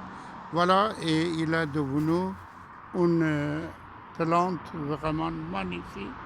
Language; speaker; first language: French; non-native, fluent; Persian